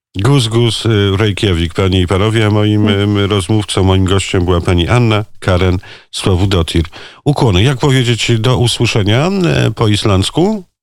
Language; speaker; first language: Polish; native; Polish